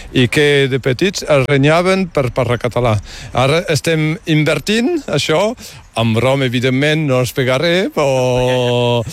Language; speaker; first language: Catalan; non-native, local second language; French